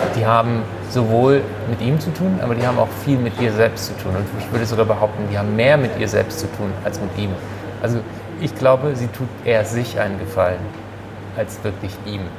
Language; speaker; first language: German; early bilingual, other home language; Turkish